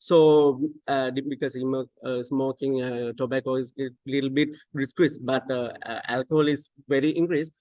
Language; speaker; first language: English; non-native, local second language; Sinhala